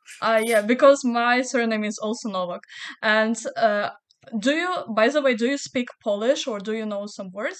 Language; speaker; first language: English; non-native, fluent; Ukrainian